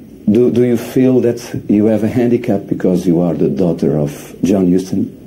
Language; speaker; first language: English; non-native, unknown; Portuguese